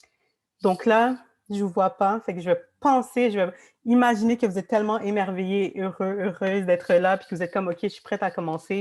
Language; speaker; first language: French; native; French